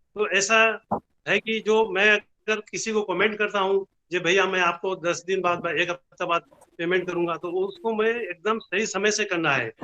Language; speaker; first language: Hindi; non-native, local second language; Bangla